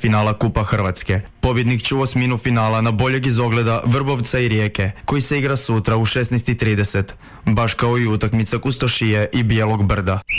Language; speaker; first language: Croatian; native; Croatian